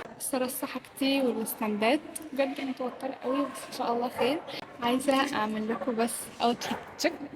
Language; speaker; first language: Arabic; native; Arabic